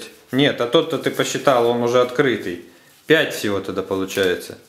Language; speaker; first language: Russian; native; Russian